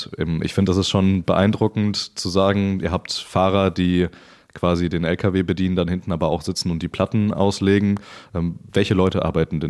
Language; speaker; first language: German; native; German